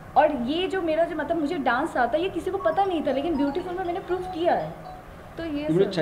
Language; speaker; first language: Hindi; non-native, local second language; Bangla